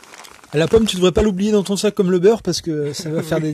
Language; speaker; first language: French; native; French